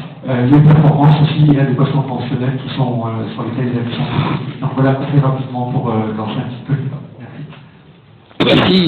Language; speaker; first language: French; native; French